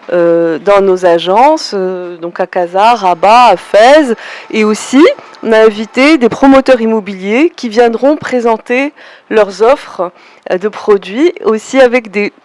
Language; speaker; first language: French; non-native, local second language; Arabic